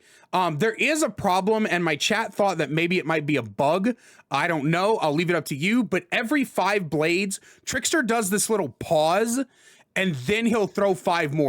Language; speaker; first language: English; native; English